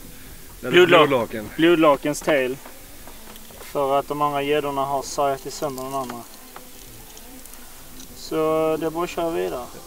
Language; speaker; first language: Swedish; native; Swedish